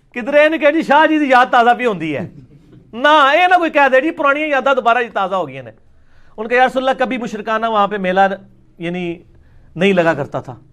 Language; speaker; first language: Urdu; non-native, local second language; Punjabi